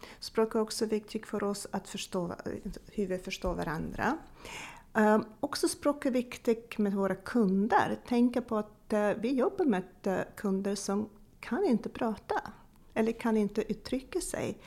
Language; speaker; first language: Swedish; non-native, fluent; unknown